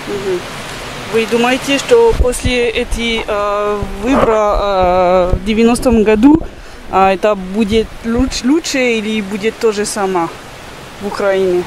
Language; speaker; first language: Russian; non-native, learner; French